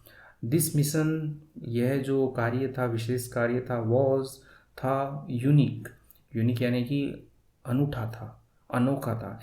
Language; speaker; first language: Hindi; native; Hindi